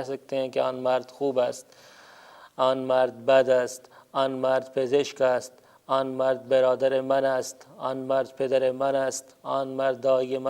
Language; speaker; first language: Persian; non-native, fluent; Urdu